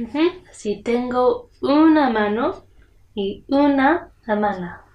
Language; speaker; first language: Spanish; non-native, learner; English